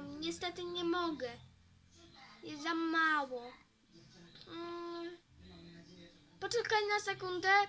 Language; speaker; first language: Polish; early bilingual, heritage; Polish